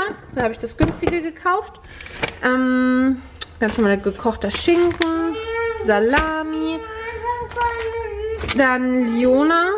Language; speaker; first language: German; native; German